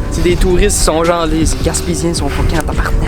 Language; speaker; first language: French; native; French